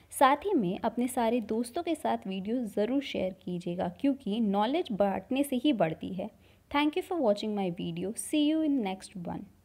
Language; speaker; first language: Hindi; native; Hindi